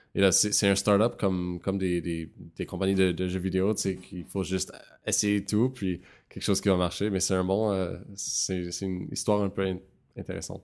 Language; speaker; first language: French; non-native, local second language; English